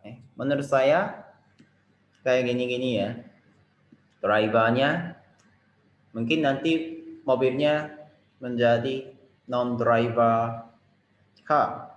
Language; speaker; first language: Indonesian; non-native, fluent; Japanese